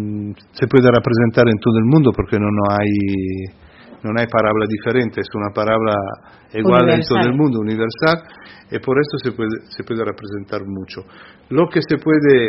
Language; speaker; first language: Spanish; non-native, fluent; Italian